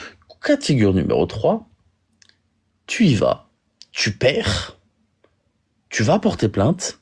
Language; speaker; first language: French; native; French